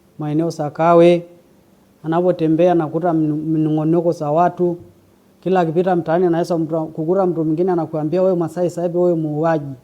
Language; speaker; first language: Swahili; non-native, local second language; Masai